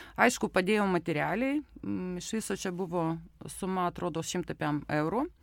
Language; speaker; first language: Lithuanian; non-native, local second language; Russian